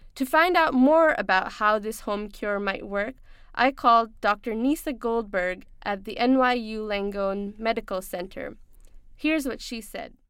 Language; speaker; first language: English; non-native, local second language; Urdu